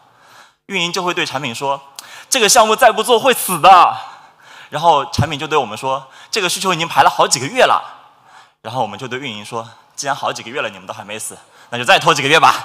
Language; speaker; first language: Chinese; native; Chinese